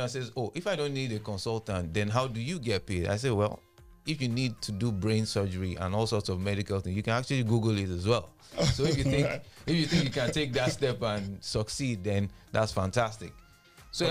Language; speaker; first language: English; non-native, local second language; Yoruba